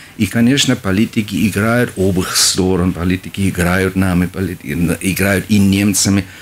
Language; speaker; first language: Russian; non-native, fluent; German